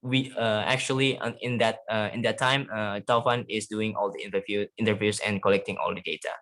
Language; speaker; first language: English; non-native, fluent; Indonesian